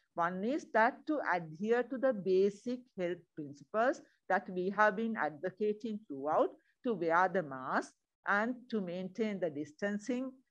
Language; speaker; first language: English; non-native, local second language; Sinhala